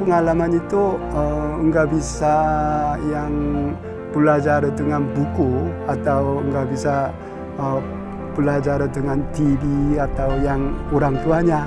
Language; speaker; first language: Indonesian; non-native, learner; Korean